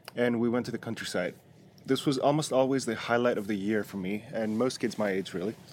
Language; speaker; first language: English; non-native, fluent; Greek